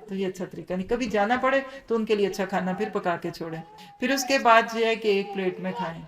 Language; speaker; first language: Urdu; native; Urdu